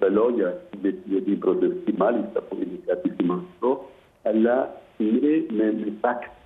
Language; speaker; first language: Greek; non-native, fluent; Arabic